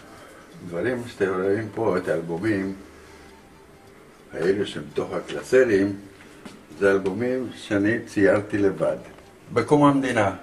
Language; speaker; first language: Hebrew; early bilingual, other home language; Romanian